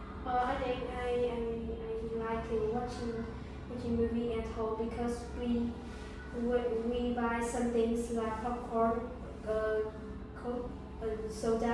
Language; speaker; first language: English; non-native, learner; Vietnamese